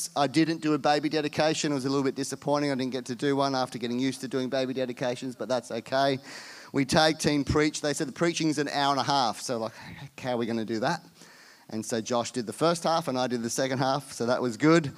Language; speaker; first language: English; native; English